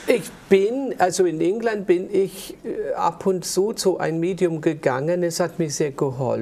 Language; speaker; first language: German; non-native, fluent; English